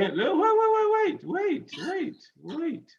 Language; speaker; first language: English; native; English